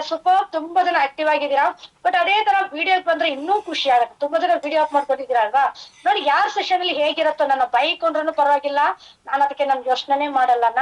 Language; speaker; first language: Kannada; non-native, fluent; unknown